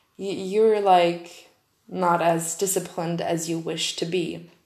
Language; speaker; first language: English; non-native, fluent; German